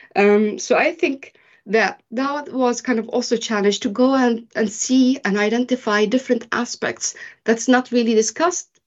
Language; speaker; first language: English; early bilingual, other home language; Arabic